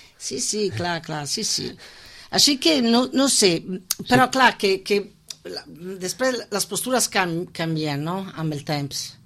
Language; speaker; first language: Catalan; non-native, fluent; Italian